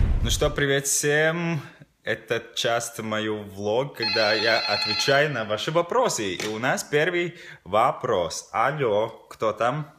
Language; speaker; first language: Russian; non-native, local second language; Latvian